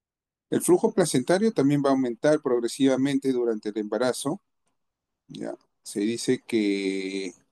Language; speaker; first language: Spanish; native; Spanish